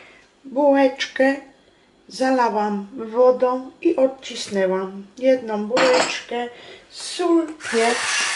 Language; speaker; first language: Polish; native; Polish